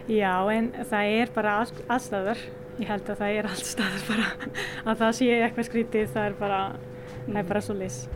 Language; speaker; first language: Icelandic; non-native, learner; Italian